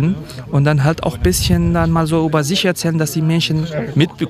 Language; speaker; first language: German; non-native, fluent; Kurdish